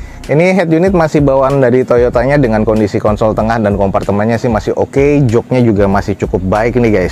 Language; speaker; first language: Indonesian; native; Indonesian